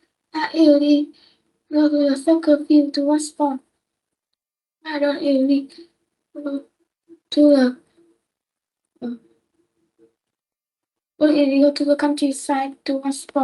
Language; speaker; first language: English; non-native, learner; Vietnamese